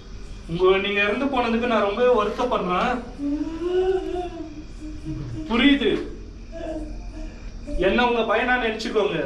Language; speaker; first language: Tamil; native; Tamil